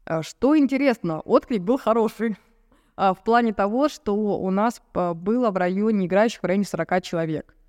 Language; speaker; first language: Russian; native; Russian